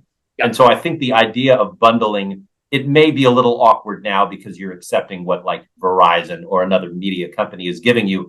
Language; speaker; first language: English; native; English